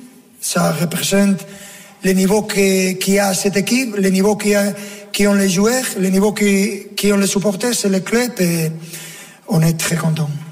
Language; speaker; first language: French; non-native, fluent; Spanish